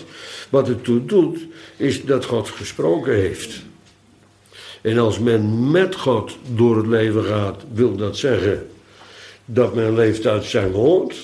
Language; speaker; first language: Dutch; native; Dutch